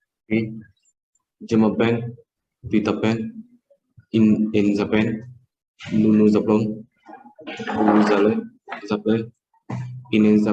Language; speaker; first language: French; non-native, learner; Vietnamese